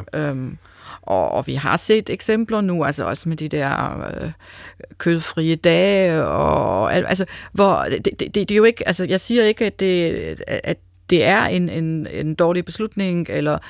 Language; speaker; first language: Danish; non-native, fluent; German